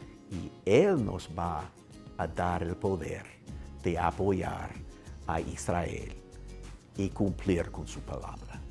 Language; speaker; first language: Spanish; non-native, learner; English